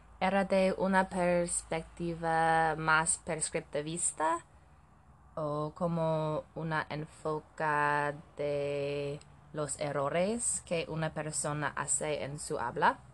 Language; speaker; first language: Spanish; non-native, learner; English